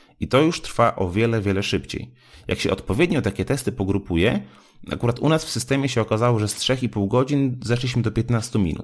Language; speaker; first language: Polish; native; Polish